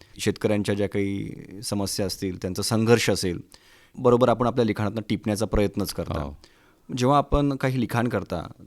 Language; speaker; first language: Marathi; native; Marathi